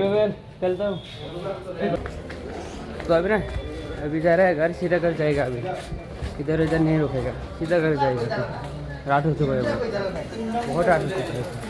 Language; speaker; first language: Hindi; non-native, local second language; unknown